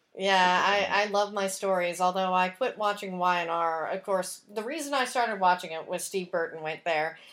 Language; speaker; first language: English; native; English